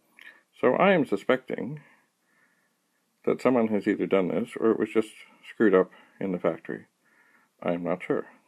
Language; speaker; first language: English; native; English